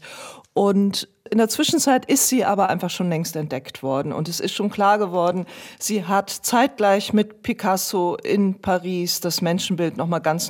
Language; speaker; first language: German; native; German